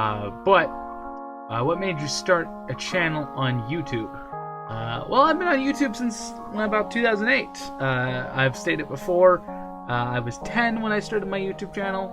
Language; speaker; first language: English; native; English